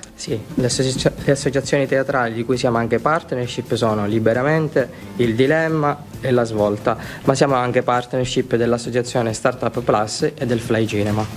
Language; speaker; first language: Italian; native; Italian